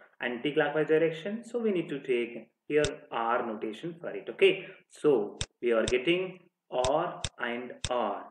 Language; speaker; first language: English; non-native, local second language; Telugu